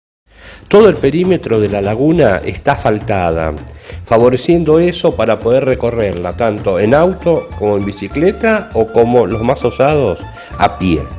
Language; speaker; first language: Spanish; native; Spanish